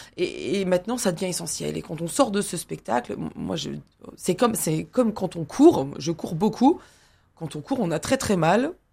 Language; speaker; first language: French; native; French